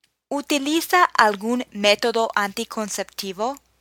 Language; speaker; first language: Spanish; non-native, fluent; English